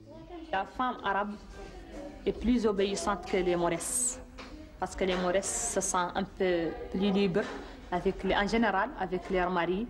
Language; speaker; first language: French; non-native, local second language; Arabic